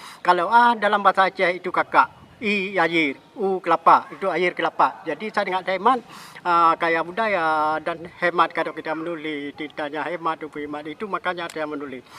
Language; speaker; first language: Malay; non-native, local second language; Achinese